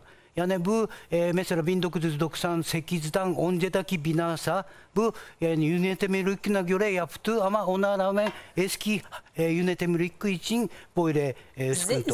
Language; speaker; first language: Turkish; non-native, fluent; Japanese